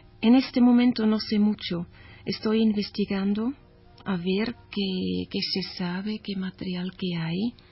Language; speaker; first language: Spanish; non-native, learner; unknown